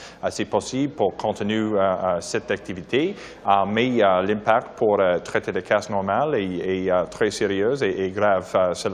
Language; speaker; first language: French; non-native, learner; English